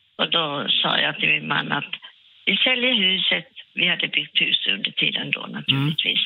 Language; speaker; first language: Swedish; non-native, local second language; Finnish